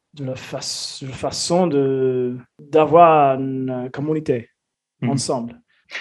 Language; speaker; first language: French; non-native, fluent; English